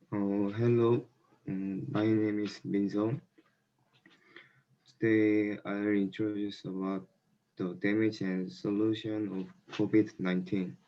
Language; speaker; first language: English; non-native, learner; Korean